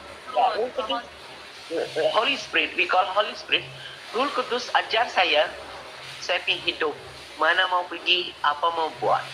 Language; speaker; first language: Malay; non-native, learner; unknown